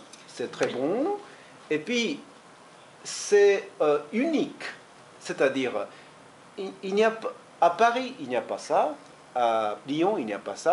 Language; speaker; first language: French; non-native, fluent; Japanese